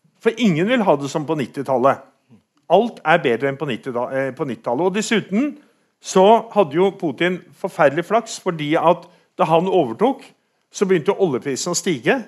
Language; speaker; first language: Norwegian; native; Norwegian